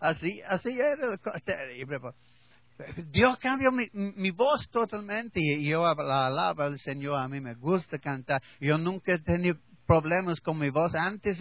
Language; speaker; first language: Spanish; non-native, learner; English